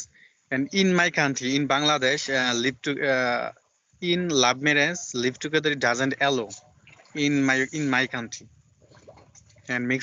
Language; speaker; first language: English; non-native, fluent; Bangla